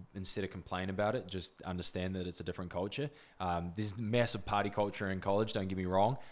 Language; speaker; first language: English; native; English